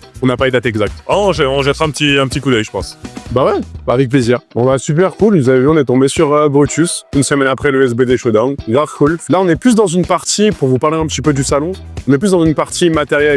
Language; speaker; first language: French; native; French